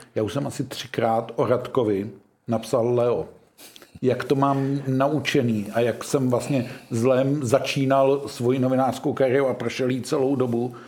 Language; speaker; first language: Czech; native; Czech